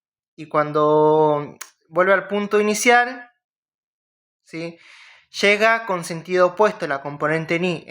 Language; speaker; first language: Spanish; native; Spanish